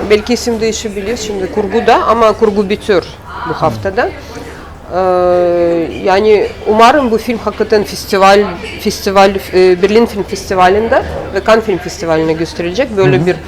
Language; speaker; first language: Turkish; non-native, learner; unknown